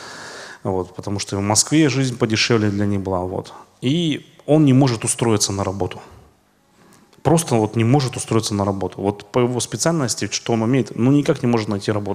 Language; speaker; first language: Russian; native; Russian